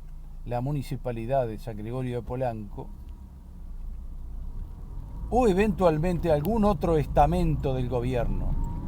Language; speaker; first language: Spanish; native; Spanish